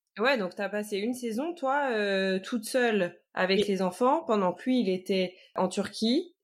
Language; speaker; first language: French; native; French